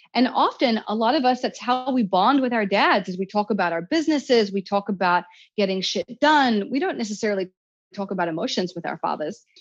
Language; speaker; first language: English; native; English